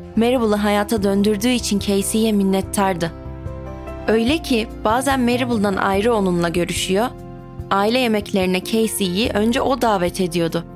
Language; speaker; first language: Turkish; native; Turkish